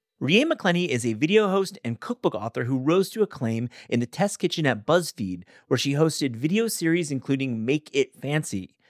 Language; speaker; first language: English; native; English